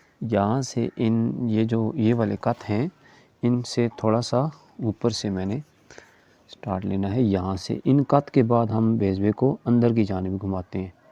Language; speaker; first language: Urdu; non-native, local second language; Punjabi